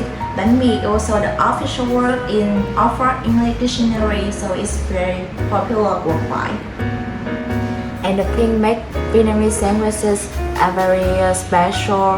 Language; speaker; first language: English; non-native, fluent; Vietnamese